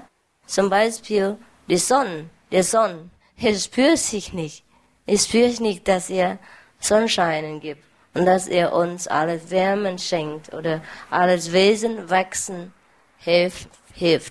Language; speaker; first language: German; non-native, fluent; Vietnamese